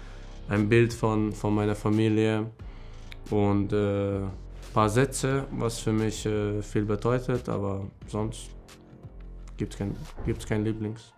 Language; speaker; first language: German; non-native, fluent; Hungarian